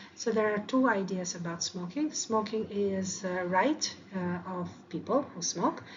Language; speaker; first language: English; non-native, fluent; Albanian